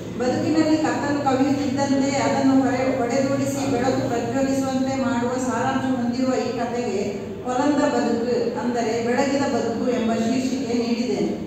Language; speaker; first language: Kannada; non-native, local second language; Kodava